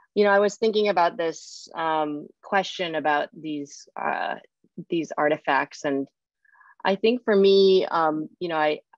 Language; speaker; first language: English; native; English